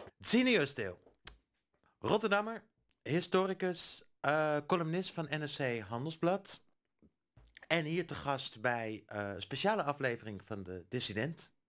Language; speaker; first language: Dutch; native; Dutch